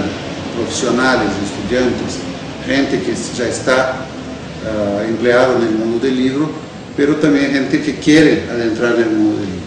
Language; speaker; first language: Spanish; non-native, fluent; Portuguese